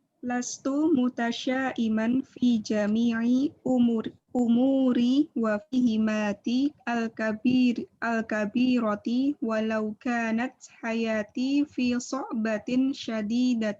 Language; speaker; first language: Arabic; non-native, learner; Indonesian